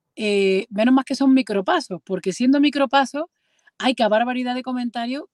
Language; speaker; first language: Spanish; native; Spanish